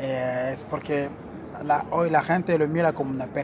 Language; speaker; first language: Spanish; non-native, learner; Portuguese